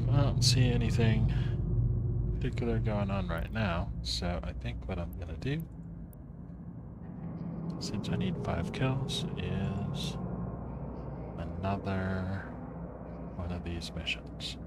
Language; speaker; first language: English; native; English